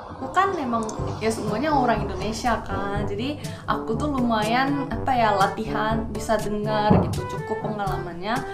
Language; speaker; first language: Indonesian; non-native, fluent; Korean